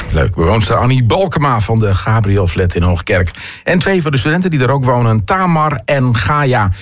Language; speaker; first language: Dutch; native; Dutch